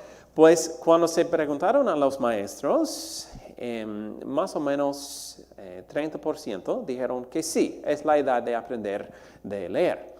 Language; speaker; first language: Spanish; non-native, fluent; English